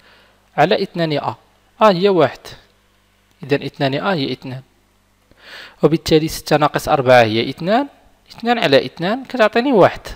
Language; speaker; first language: Arabic; native; Arabic